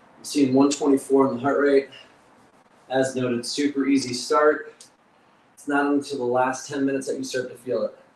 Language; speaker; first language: English; native; English